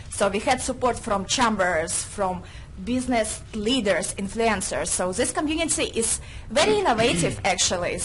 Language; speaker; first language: English; non-native, fluent; Russian